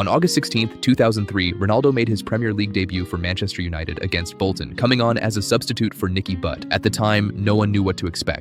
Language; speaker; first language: English; native; English